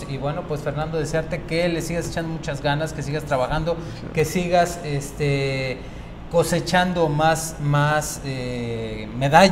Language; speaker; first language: Spanish; native; Spanish